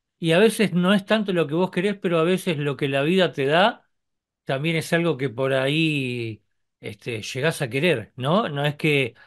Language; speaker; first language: Spanish; native; Spanish